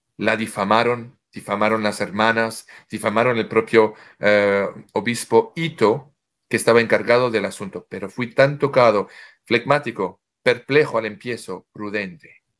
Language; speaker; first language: Spanish; non-native, fluent; French